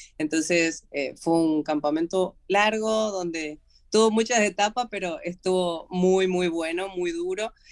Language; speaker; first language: Spanish; native; Spanish